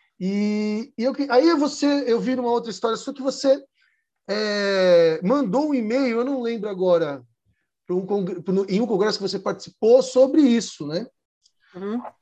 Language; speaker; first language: Portuguese; native; Portuguese